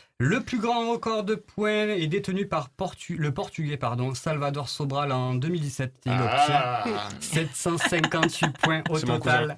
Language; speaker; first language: French; native; French